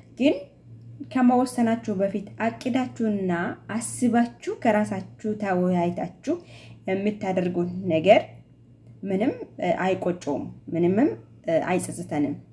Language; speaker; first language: Amharic; native; Amharic